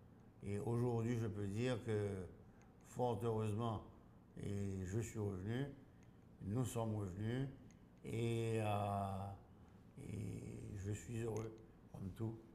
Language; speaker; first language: French; non-native, local second language; Haitian Creole